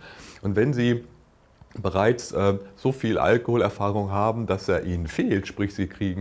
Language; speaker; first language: German; native; German